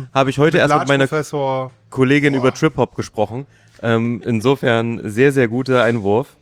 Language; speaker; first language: German; native; German